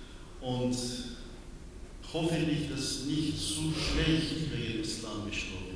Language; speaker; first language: German; non-native, learner; Persian